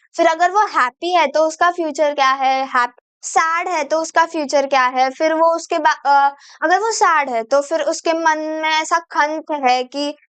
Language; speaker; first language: Hindi; non-native, local second language; Marathi